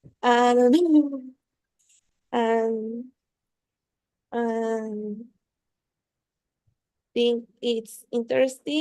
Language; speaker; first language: English; non-native, learner; Spanish